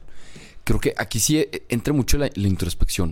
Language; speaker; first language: Spanish; native; Spanish